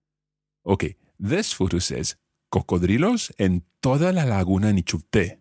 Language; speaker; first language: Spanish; non-native, fluent; English